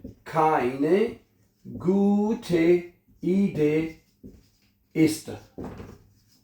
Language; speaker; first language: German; non-native, fluent; Urdu